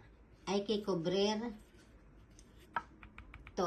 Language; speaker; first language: Spanish; non-native, fluent; Filipino